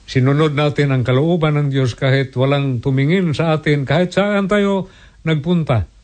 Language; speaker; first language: Filipino; non-native, local second language; Cebuano